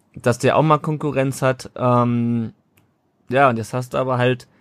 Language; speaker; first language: German; native; German